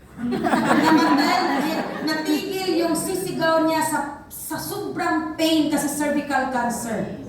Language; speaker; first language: Filipino; non-native, local second language; Cebuano